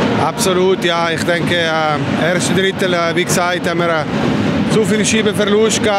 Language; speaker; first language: German; non-native, local second language; Italian